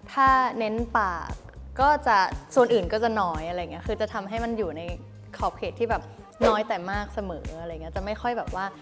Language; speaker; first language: Thai; native; Thai